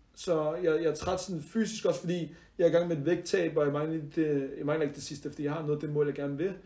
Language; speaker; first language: Danish; early bilingual, other home language; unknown